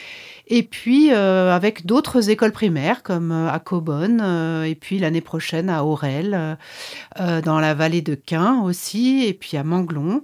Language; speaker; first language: French; native; French